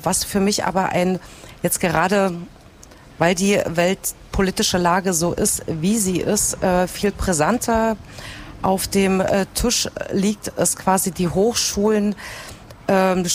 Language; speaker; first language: German; native; German